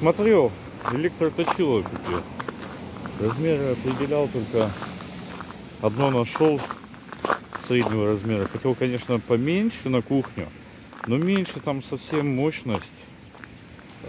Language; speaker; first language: Russian; native; Russian